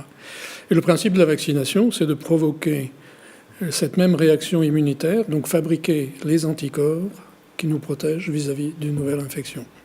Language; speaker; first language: French; native; French